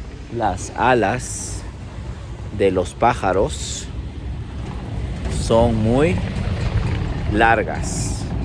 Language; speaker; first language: Spanish; early bilingual, heritage; Spanish